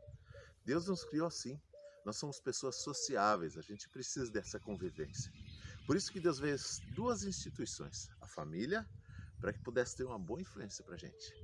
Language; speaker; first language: Portuguese; native; Portuguese